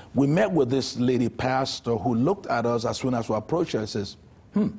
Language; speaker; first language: English; non-native, local second language; Yoruba